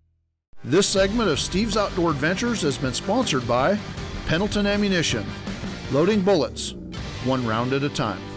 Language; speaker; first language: English; native; English